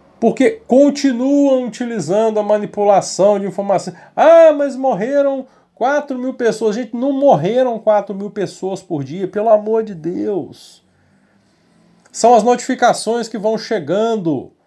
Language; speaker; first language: Portuguese; native; Portuguese